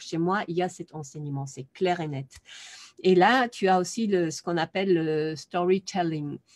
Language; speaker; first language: French; non-native, fluent; German